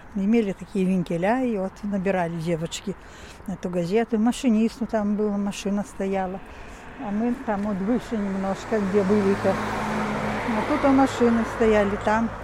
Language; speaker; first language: Russian; non-native, local second language; Polish